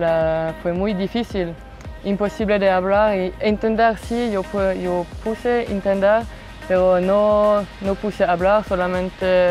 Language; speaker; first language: Spanish; non-native, learner; French